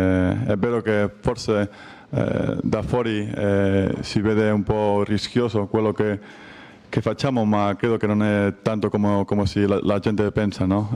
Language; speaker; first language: Italian; non-native, learner; Spanish